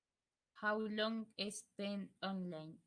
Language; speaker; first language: English; non-native, learner; Spanish